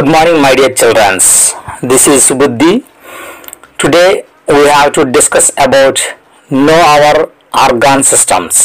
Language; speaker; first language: English; non-native, local second language; Telugu